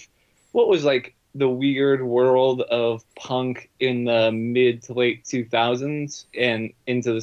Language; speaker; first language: English; native; English